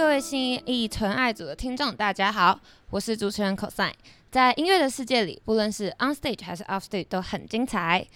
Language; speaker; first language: Chinese; native; Chinese